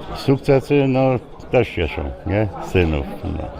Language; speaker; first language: Polish; native; Polish